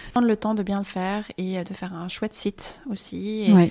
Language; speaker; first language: French; native; French